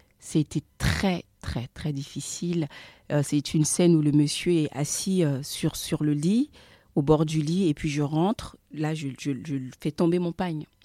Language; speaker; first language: French; early bilingual, other home language; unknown